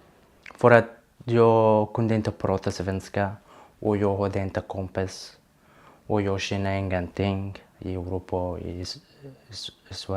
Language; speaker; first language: Swedish; non-native, learner; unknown